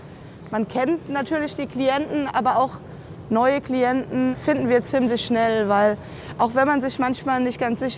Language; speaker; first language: German; native; German